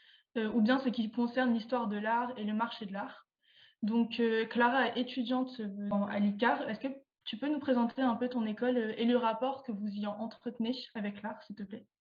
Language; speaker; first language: French; native; French